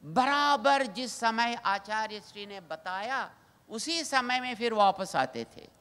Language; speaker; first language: Hindi; non-native, local second language; Telugu